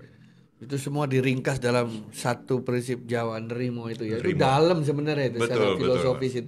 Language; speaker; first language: Indonesian; non-native, local second language; Javanese